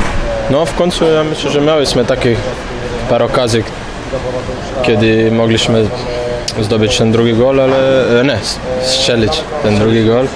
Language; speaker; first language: Polish; non-native, learner; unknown